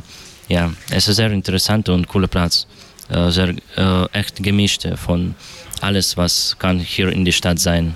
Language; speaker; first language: German; non-native, learner; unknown